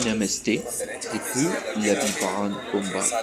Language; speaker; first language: French; non-native, learner; Spanish